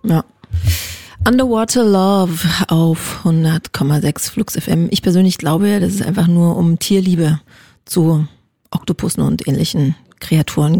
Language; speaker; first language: German; native; German